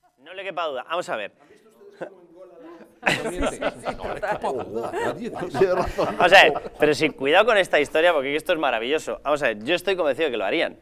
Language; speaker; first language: Spanish; native; Spanish